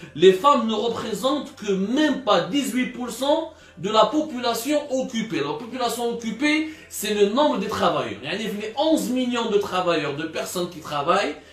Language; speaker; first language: French; non-native, local second language; Arabic